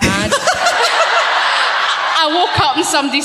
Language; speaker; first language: English; native; English